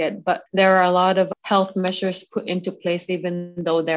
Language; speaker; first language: English; native; English